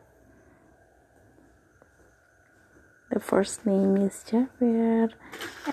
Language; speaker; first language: English; non-native, learner; Indonesian